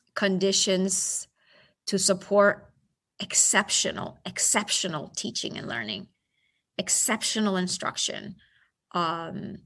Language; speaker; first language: English; early bilingual, other home language; Spanish